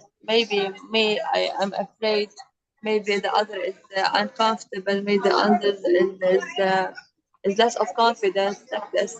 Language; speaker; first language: English; non-native, learner; Arabic